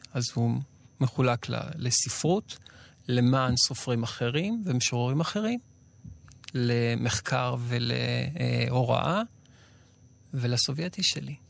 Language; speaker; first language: Hebrew; native; Hebrew